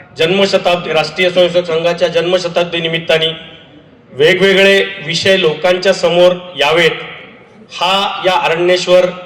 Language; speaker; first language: Marathi; native; Marathi